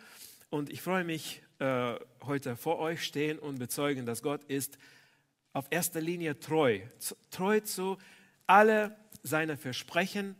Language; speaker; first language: German; non-native, fluent; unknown